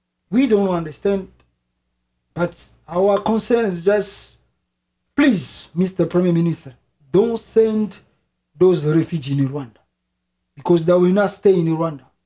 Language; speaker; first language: English; non-native, fluent; Lingala